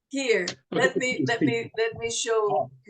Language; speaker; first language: English; non-native, fluent; Portuguese